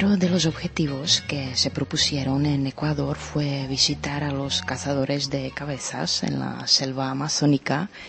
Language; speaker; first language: Spanish; non-native, fluent; Czech